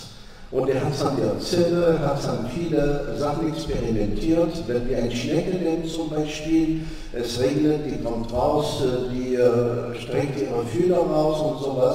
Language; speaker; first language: German; non-native, fluent; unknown